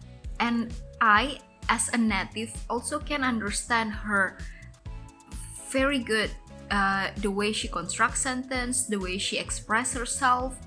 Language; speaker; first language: English; non-native, fluent; Indonesian